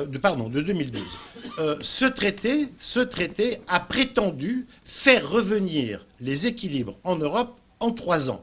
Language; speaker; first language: French; native; French